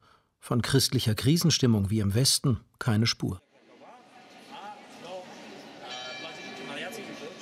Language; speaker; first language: German; native; German